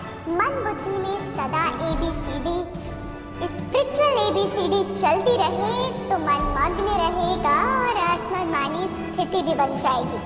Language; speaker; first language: Hindi; native; Hindi